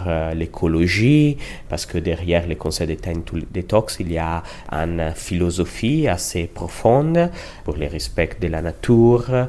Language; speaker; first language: French; non-native, learner; Italian